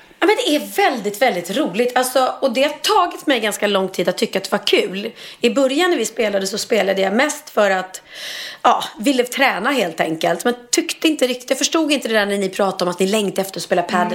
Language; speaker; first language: Swedish; native; Swedish